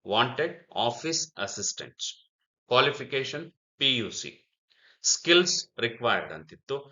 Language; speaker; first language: English; non-native, local second language; Kannada